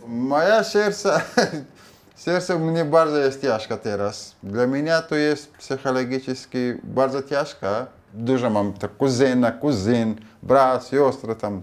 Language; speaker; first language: Polish; non-native, learner; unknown